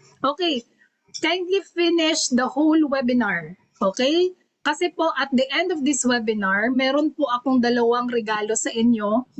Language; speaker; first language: Filipino; non-native, local second language; Cebuano